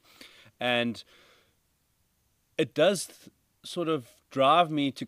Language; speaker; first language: English; native; English